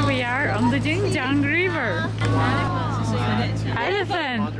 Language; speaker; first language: English; non-native, fluent; Chinese